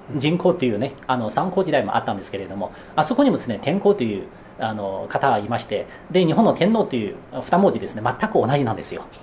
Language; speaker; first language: Japanese; non-native, fluent; Chinese